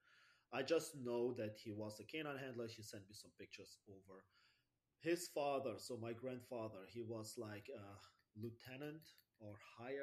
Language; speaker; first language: English; non-native, fluent; German